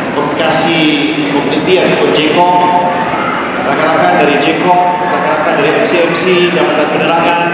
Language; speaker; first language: Malay; native; Malay